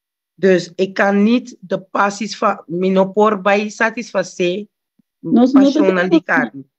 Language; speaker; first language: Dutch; non-native, local second language; Papiamento